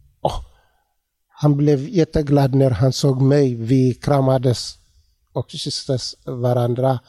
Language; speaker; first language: Swedish; non-native, learner; Tigrinya